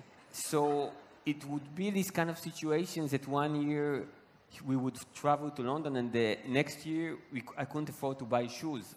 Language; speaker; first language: English; non-native, fluent; Hebrew